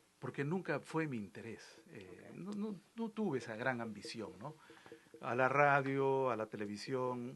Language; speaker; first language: Spanish; native; Spanish